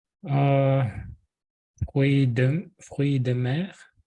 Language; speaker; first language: French; non-native, learner; Russian